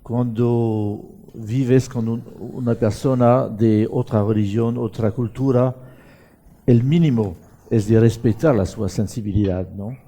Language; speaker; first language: Spanish; non-native, fluent; French